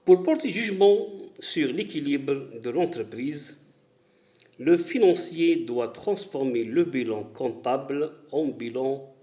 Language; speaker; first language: French; non-native, local second language; Arabic